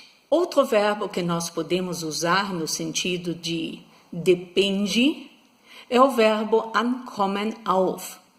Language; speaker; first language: Portuguese; non-native, fluent; German